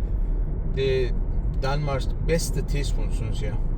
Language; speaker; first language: Danish; non-native, learner; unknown